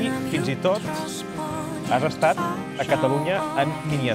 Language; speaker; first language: Catalan; native; Catalan